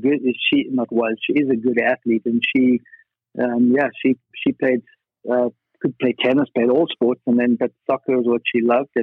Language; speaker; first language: English; native; English